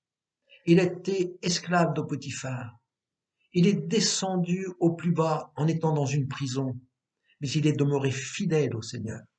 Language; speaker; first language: French; native; French